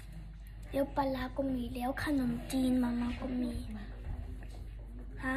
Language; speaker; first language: Thai; early bilingual, heritage; Swedish